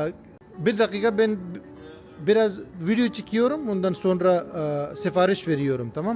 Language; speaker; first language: Turkish; non-native, learner; Urdu